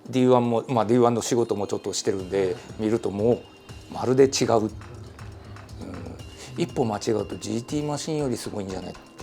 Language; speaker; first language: Japanese; native; Japanese